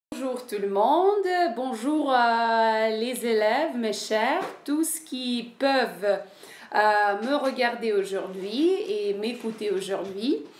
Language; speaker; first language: French; non-native, fluent; Ukrainian